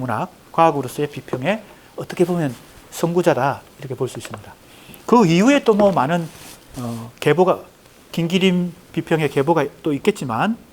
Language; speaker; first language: Korean; native; Korean